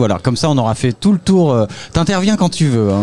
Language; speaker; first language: French; native; French